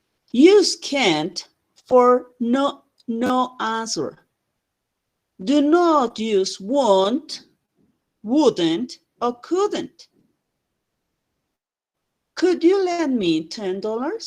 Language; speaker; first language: English; non-native, fluent; Spanish